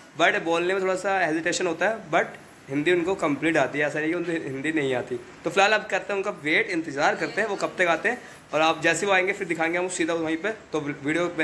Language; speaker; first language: Hindi; native; Hindi